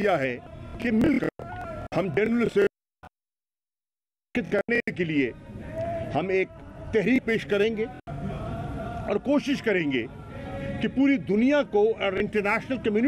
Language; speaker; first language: Urdu; non-native, local second language; Saraiki